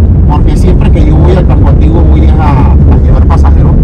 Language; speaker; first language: Spanish; native; Spanish